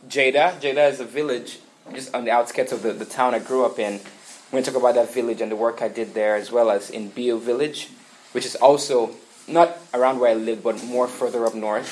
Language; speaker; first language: English; non-native, local second language; Igbo